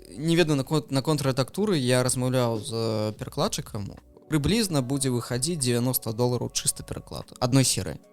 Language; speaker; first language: Belarusian; non-native, local second language; Russian